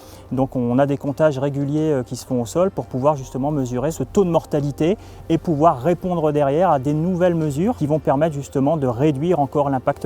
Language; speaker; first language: French; native; French